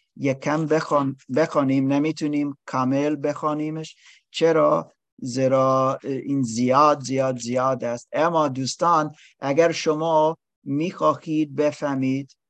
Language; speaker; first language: Persian; non-native, learner; English